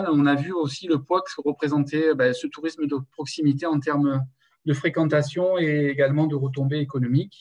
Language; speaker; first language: French; native; French